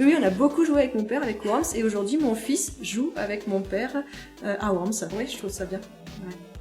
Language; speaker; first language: French; native; French